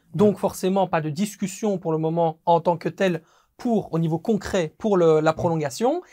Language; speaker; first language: French; native; French